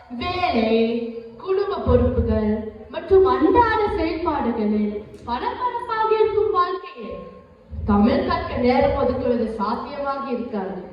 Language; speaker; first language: Tamil; early bilingual, heritage; Tamil